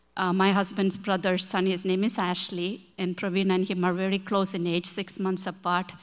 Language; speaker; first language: English; non-native, local second language; Malayalam